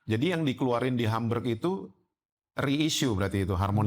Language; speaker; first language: Indonesian; native; Indonesian